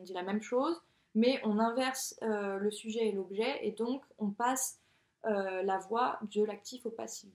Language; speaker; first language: French; native; French